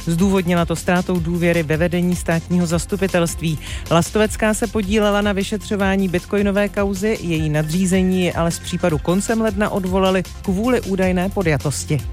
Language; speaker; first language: Czech; native; Czech